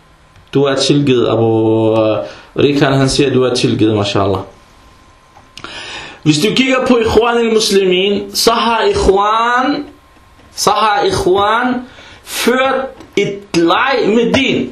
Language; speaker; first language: Danish; early bilingual, other home language; Arabic